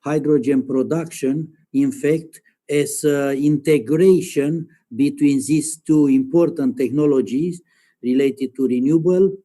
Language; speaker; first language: English; non-native, learner; Romanian